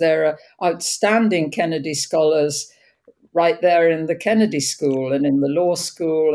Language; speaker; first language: English; native; English